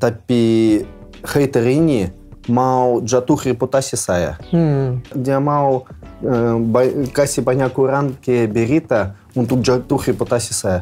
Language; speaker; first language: Indonesian; non-native, learner; Russian